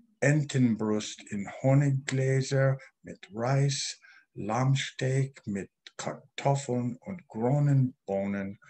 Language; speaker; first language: German; non-native, learner; English